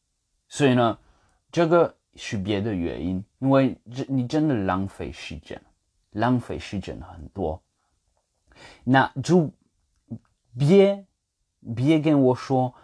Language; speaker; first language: Chinese; non-native, fluent; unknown